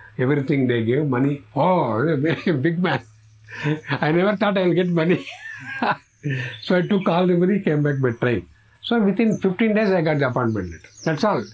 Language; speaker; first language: English; non-native, local second language; Kannada